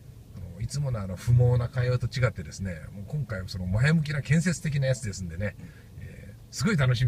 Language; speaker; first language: Japanese; native; Japanese